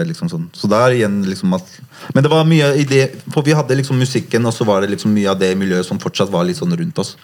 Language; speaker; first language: Norwegian; early bilingual, other home language; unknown